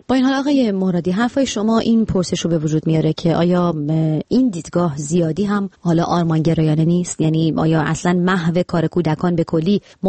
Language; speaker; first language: Persian; native; Persian